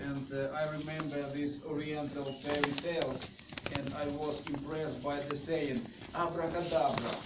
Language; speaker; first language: English; non-native, fluent; Russian